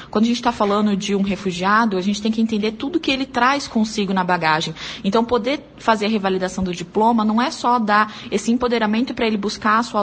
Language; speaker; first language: Portuguese; native; Portuguese